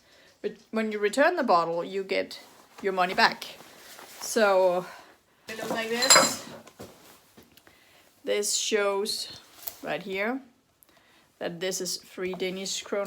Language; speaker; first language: English; non-native, fluent; Danish